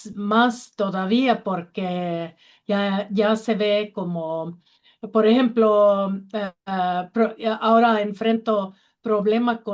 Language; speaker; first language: Spanish; non-native, learner; Finnish